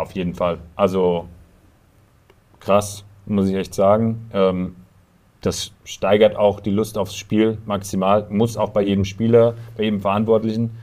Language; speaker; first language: German; native; German